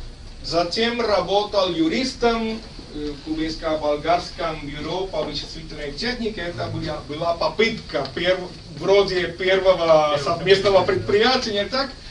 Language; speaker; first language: Russian; non-native, fluent; Spanish